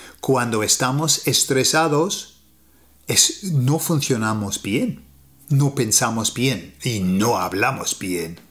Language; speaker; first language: Spanish; native; Spanish